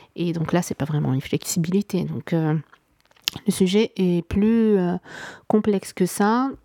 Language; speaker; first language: French; non-native, local second language; Arabic